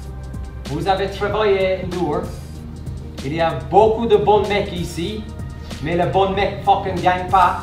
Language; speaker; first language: French; non-native, learner; English